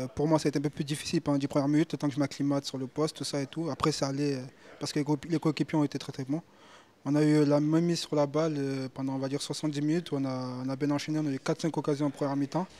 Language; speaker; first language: French; native; French